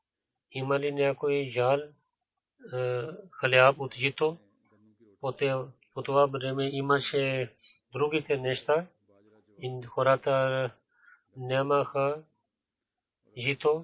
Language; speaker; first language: Bulgarian; non-native, learner; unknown